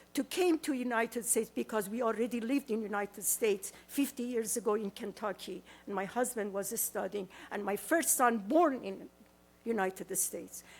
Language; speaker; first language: English; non-native, learner; Persian